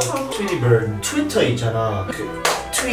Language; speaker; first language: Korean; non-native, fluent; English